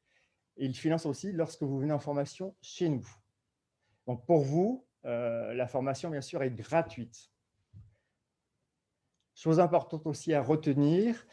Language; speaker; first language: French; native; French